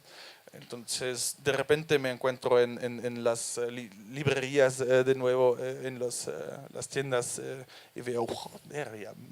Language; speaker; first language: Spanish; non-native, fluent; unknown